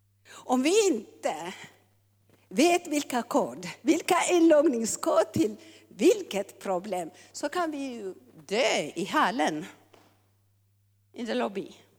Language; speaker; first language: Swedish; non-native, fluent; Tigrinya